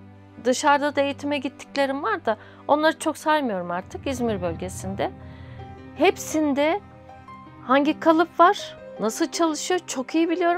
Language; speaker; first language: Turkish; native; Turkish